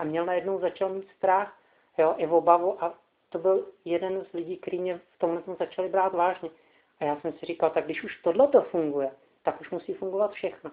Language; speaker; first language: Czech; native; Czech